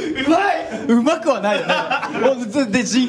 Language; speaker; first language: Japanese; native; Japanese